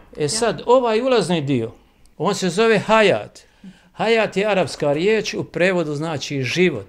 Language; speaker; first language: Croatian; native; Croatian